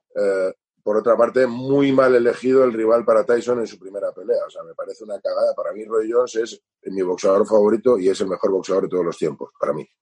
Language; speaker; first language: Spanish; native; Spanish